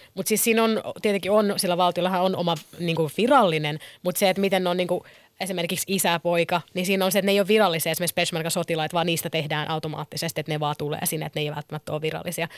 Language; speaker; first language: Finnish; early bilingual, other home language; Kurdish